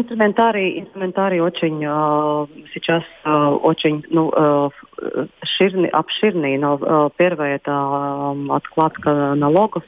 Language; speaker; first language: Russian; non-native, local second language; Latvian